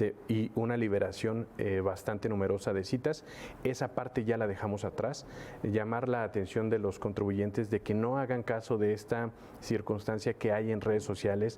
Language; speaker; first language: Spanish; native; Spanish